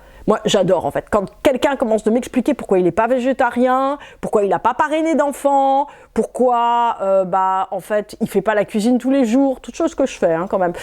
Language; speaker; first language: French; native; French